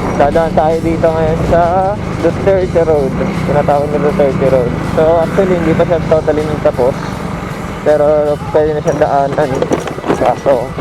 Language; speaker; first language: Filipino; non-native, local second language; Bikol